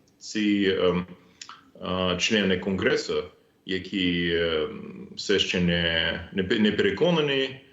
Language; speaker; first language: Ukrainian; non-native, fluent; English